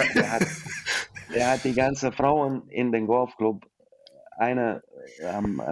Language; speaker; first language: German; non-native, fluent; English